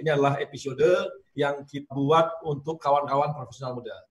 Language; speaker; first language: Indonesian; native; Indonesian